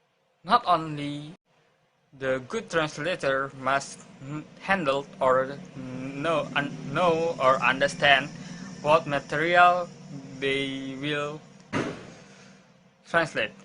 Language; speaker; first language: English; non-native, learner; Indonesian